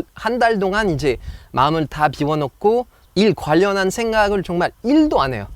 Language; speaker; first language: Korean; non-native, fluent; French